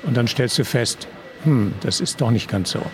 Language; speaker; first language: German; native; German